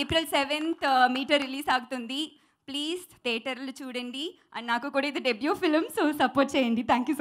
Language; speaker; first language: Telugu; non-native, learner; Tamil